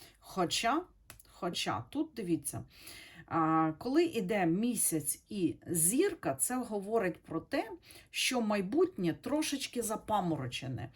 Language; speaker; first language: Ukrainian; non-native, local second language; Russian